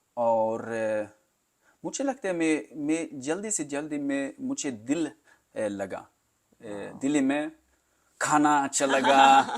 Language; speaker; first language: Hindi; non-native, learner; Swedish